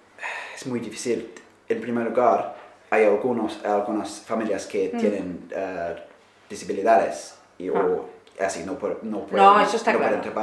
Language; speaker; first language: Spanish; non-native, fluent; English